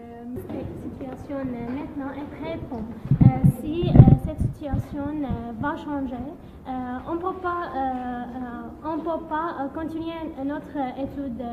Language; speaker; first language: French; non-native, learner; Arabic